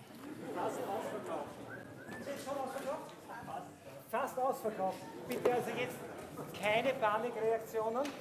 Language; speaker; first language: German; native; German